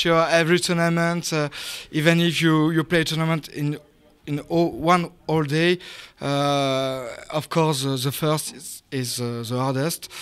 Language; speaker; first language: English; non-native, learner; French